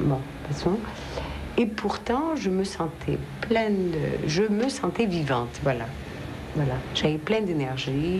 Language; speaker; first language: French; non-native, local second language; Arabic